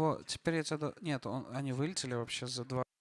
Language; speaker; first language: Russian; native; Russian